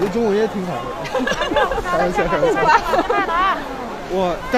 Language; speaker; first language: Chinese; non-native, learner; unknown